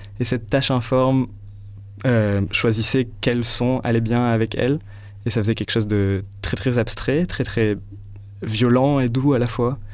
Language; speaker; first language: French; native; French